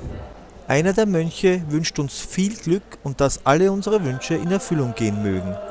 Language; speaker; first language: German; native; German